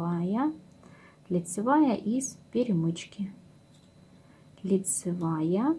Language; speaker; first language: Russian; native; Russian